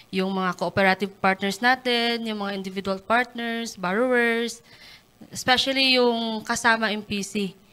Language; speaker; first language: Filipino; non-native, local second language; Hiligaynon